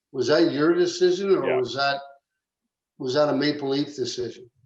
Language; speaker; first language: English; native; English